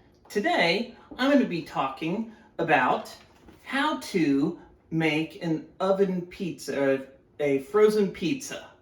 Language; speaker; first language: English; native; English